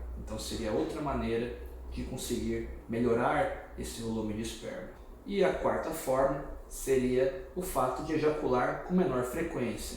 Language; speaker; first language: Portuguese; native; Portuguese